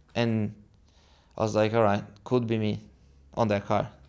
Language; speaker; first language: English; non-native, learner; Portuguese